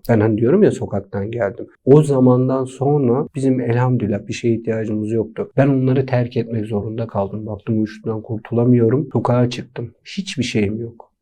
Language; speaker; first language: Turkish; native; Turkish